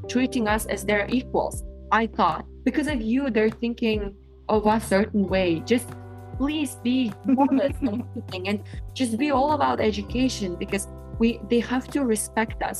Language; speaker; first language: English; non-native, fluent; Kyrgyz